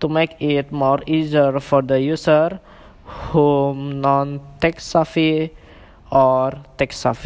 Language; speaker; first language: English; non-native, learner; Indonesian